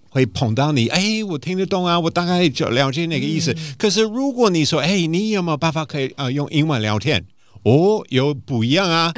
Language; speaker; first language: Chinese; non-native, fluent; English